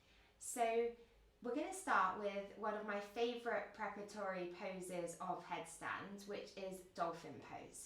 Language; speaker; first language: English; native; English